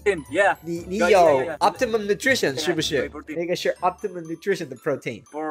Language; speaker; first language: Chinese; non-native, learner; Spanish